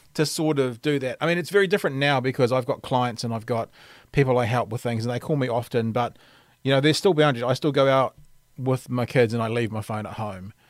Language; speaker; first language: English; native; English